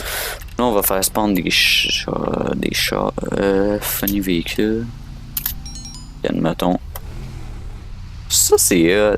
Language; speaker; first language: French; native; French